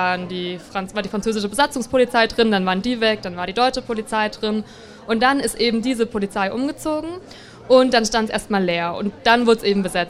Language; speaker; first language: German; native; German